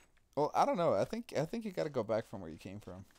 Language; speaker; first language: English; native; English